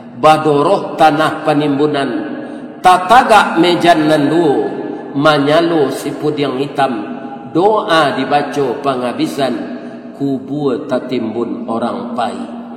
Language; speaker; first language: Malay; non-native, local second language; Minangkabau